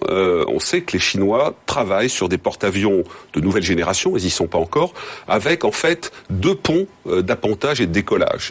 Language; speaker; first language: French; native; French